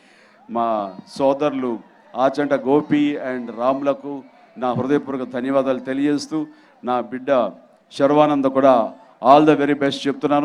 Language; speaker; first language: Telugu; native; Telugu